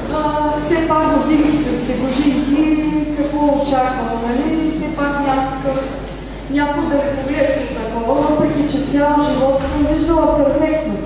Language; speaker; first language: Bulgarian; native; Bulgarian